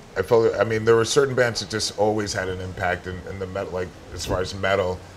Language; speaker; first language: English; native; English